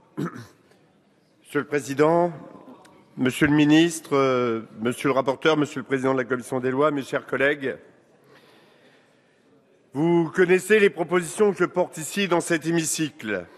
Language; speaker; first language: French; native; French